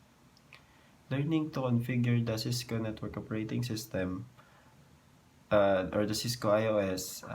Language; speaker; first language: English; non-native, local second language; Filipino